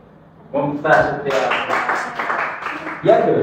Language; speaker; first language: Arabic; non-native, learner; Malay